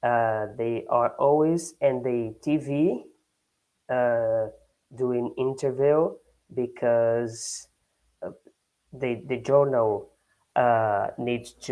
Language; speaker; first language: English; non-native, learner; Portuguese